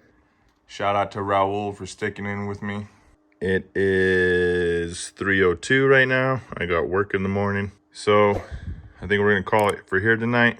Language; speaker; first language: English; native; English